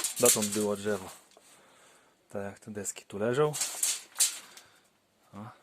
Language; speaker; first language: Polish; native; Polish